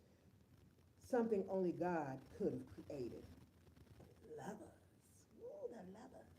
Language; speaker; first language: English; native; English